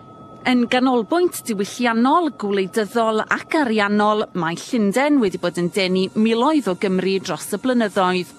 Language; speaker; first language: Welsh; native; Welsh